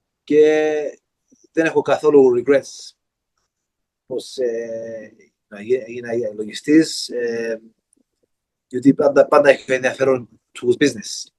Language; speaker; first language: Greek; early bilingual, heritage; Greek